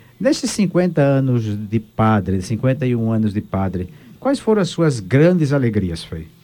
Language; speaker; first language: Portuguese; native; Portuguese